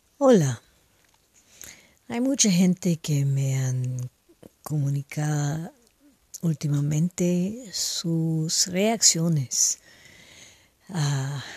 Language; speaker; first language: Spanish; non-native, fluent; French